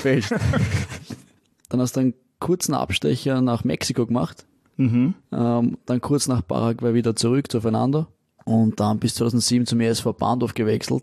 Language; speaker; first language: German; native; German